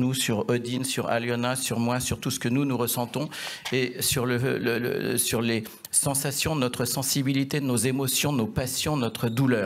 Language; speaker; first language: French; native; French